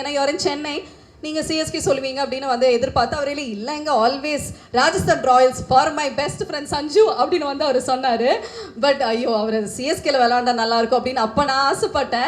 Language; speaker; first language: Tamil; native; Tamil